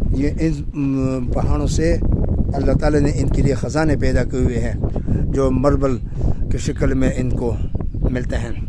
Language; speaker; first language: Urdu; non-native, local second language; Pashto